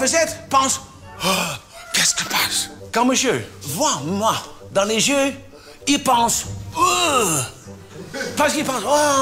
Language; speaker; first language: French; non-native, learner; Dutch